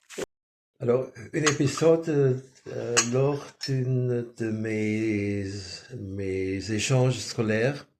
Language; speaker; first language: French; non-native, fluent; German